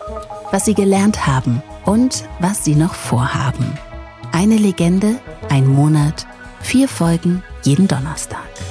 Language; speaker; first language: German; native; German